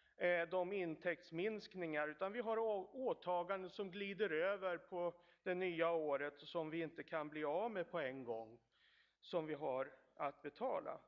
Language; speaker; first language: Swedish; native; Swedish